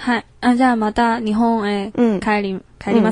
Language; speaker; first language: Japanese; non-native, learner; Chinese